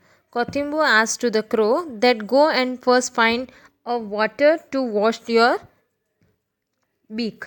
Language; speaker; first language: English; non-native, local second language; Gujarati